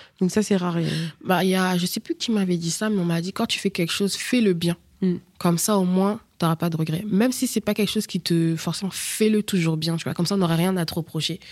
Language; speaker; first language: French; early bilingual, other home language; Bambara